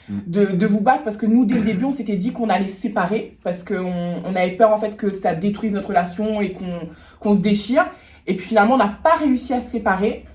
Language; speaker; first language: French; native; French